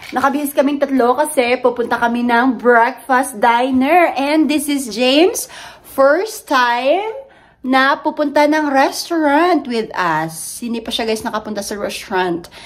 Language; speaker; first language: Filipino; native; Filipino